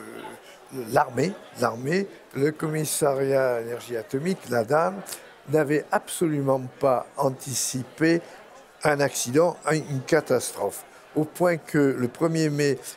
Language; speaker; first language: French; native; French